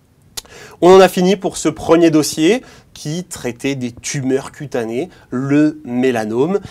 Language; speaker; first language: French; native; French